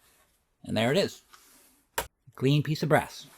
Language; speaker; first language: English; native; English